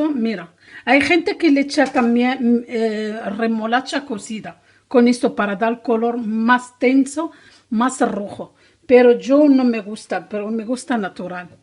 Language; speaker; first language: Spanish; non-native, learner; Arabic